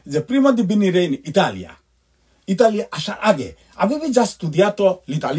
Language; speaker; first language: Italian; non-native, fluent; Bangla